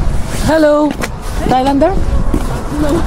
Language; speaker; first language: English; non-native, local second language; Filipino